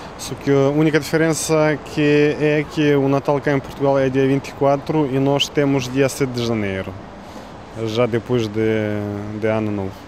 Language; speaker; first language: Portuguese; non-native, fluent; Ukrainian